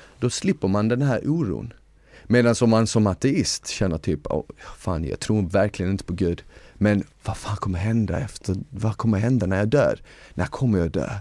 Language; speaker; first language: Swedish; early bilingual, other home language; Bosnian